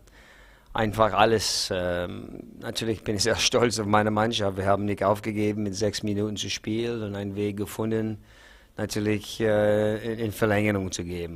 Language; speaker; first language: German; non-native, learner; English